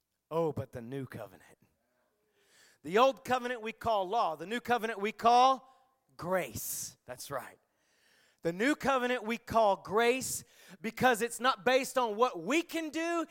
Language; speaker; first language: English; native; English